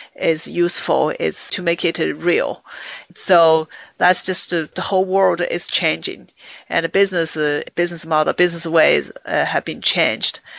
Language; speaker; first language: English; non-native, fluent; Chinese